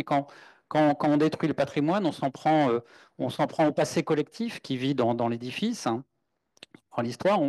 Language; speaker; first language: French; native; French